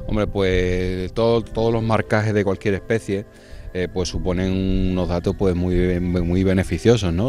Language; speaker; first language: Spanish; native; Spanish